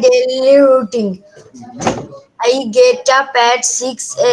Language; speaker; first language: English; non-native, learner; Bangla